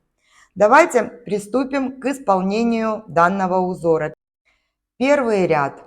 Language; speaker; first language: Russian; native; Russian